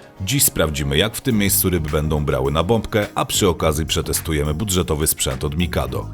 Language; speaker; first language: Polish; native; Polish